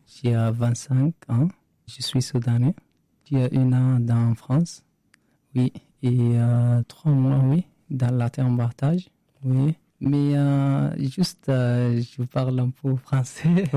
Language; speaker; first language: French; non-native, learner; Arabic